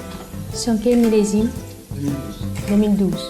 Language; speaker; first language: French; non-native, fluent; Chinese